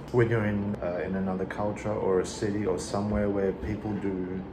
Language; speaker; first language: English; native; English